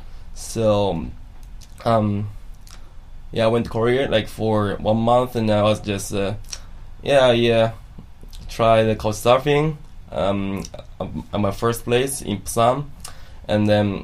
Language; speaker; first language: English; non-native, fluent; Japanese